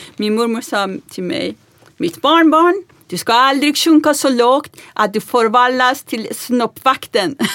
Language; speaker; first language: Swedish; non-native, fluent; Persian